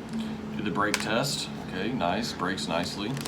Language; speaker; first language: English; native; English